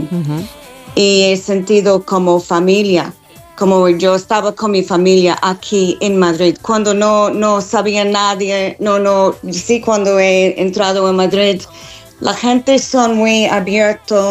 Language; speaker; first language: Spanish; non-native, fluent; English